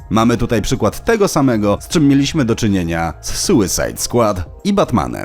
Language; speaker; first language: Polish; native; Polish